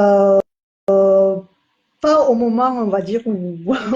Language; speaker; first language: French; native; French